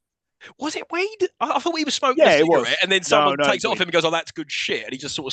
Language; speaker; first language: English; native; English